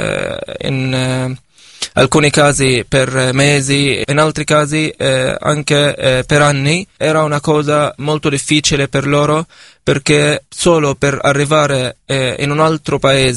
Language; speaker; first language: Italian; non-native, fluent; Arabic